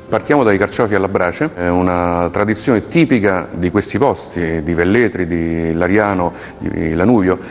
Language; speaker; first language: Italian; native; Italian